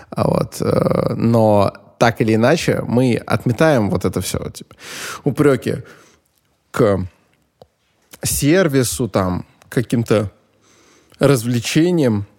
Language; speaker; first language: Russian; native; Russian